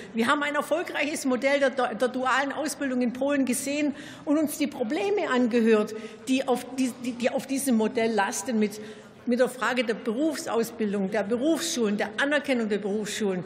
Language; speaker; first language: German; native; German